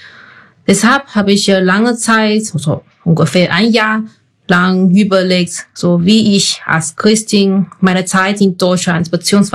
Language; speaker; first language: German; non-native, fluent; Chinese